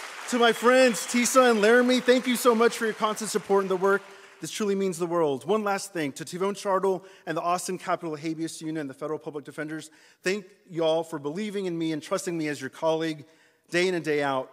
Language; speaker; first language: English; early bilingual, other home language; Spanish